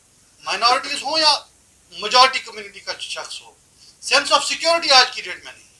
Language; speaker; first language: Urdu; non-native, local second language; Kashmiri